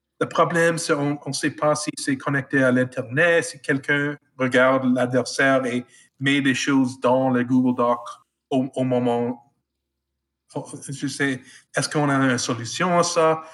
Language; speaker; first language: French; non-native, fluent; English